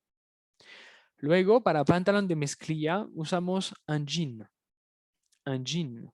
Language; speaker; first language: Spanish; native; Spanish